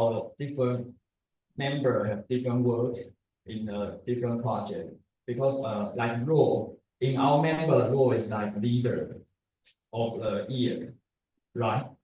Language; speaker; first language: English; non-native, learner; Chinese